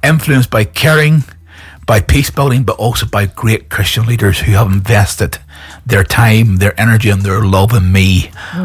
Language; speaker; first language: English; native; English